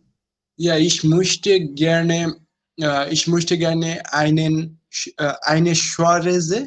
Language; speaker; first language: German; non-native, learner; Bangla